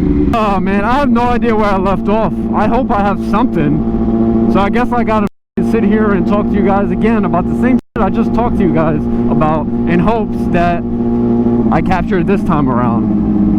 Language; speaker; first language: English; native; English